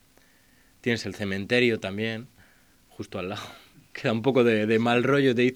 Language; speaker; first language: Spanish; native; Spanish